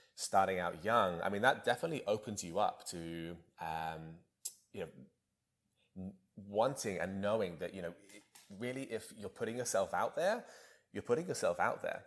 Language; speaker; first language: English; native; English